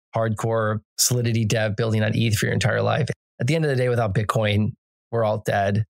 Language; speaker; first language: English; native; English